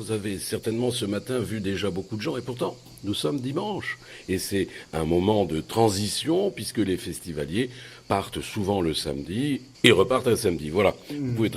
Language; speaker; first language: French; native; French